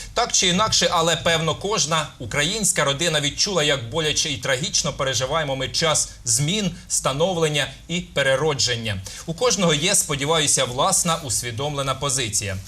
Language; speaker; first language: Ukrainian; native; Ukrainian